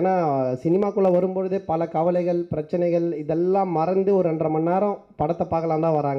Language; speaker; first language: Tamil; native; Tamil